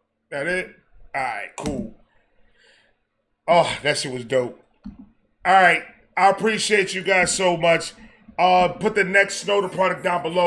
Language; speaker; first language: English; early bilingual, other home language; Spanish